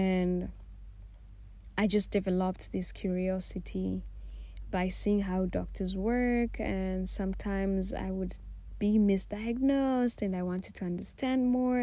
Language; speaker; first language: English; non-native, local second language; Swahili